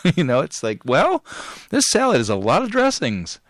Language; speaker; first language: English; native; English